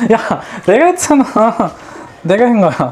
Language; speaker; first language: Korean; non-native, learner; Tamil